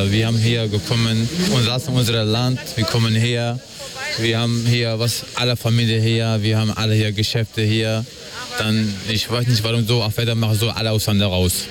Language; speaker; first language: German; non-native, learner; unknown